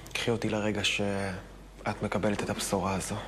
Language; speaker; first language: Hebrew; native; Hebrew